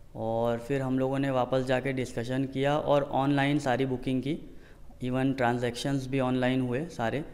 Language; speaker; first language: Hindi; non-native, local second language; Urdu